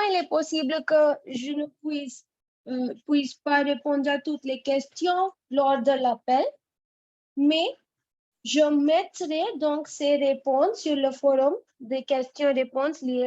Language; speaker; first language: French; non-native, fluent; Hindi